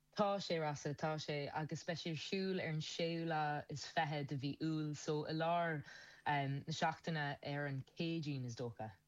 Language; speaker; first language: Irish; non-native, local second language; English